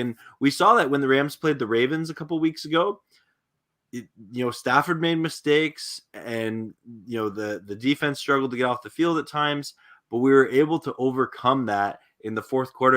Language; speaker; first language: English; native; English